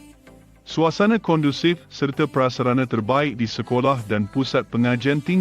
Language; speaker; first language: Malay; native; Malay